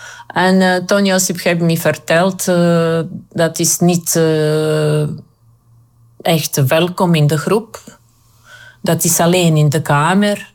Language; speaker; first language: Dutch; non-native, learner; Croatian